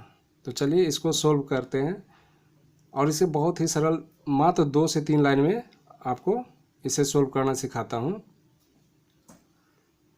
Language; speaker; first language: Hindi; native; Hindi